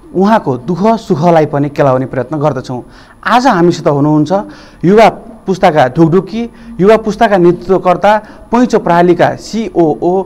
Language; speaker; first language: Nepali; native; Nepali